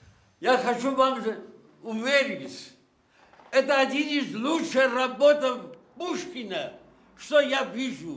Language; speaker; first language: Russian; non-native, local second language; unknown